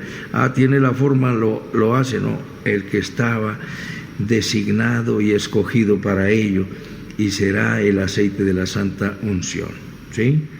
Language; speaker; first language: Spanish; native; Spanish